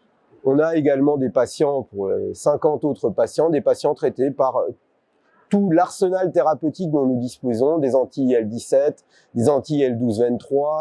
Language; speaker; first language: French; native; French